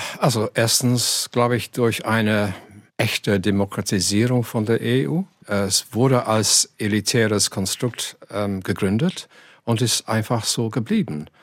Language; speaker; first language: German; non-native, fluent; English